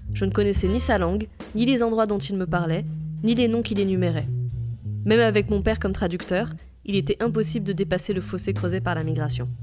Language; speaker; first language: French; native; French